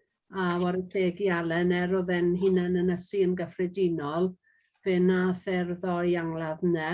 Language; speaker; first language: Welsh; native; Welsh